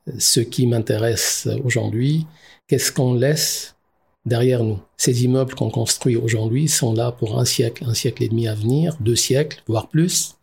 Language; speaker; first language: French; non-native, local second language; Arabic